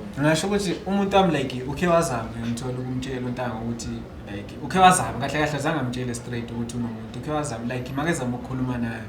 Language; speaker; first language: Zulu; non-native, local second language; Xhosa